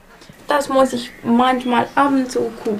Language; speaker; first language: German; non-native, learner; Romanian